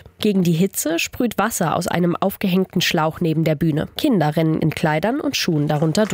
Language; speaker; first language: German; native; German